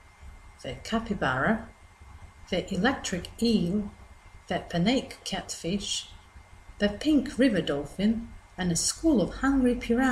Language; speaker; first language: English; native; English